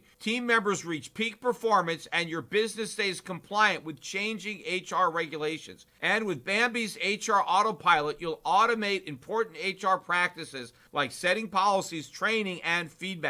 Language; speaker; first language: English; native; English